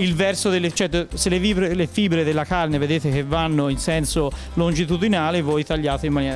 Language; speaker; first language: Italian; native; Italian